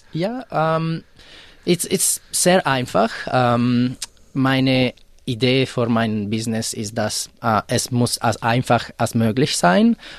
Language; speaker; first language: German; non-native, local second language; Italian